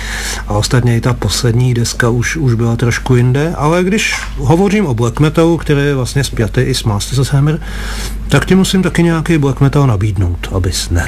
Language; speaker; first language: Czech; native; Czech